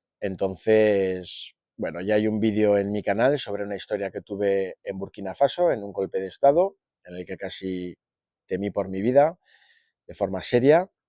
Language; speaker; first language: Spanish; native; Spanish